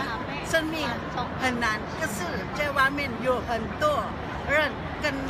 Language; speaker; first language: Chinese; non-native, learner; Indonesian